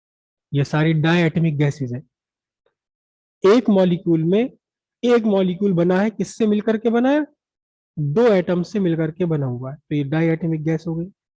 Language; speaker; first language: Hindi; native; Hindi